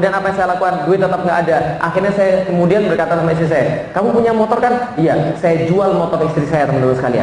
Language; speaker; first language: Indonesian; native; Indonesian